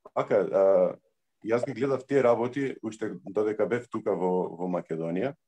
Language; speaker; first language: Macedonian; early bilingual, heritage; Macedonian